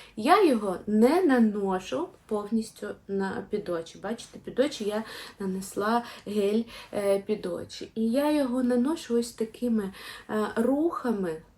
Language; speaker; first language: Ukrainian; non-native, local second language; Russian